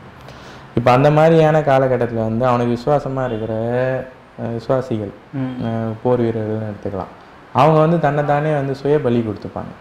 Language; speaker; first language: Tamil; native; Tamil